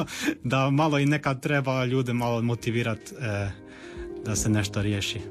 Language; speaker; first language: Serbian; early bilingual, heritage; Croatian